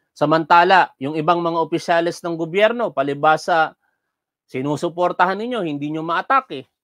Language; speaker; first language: Filipino; native; Filipino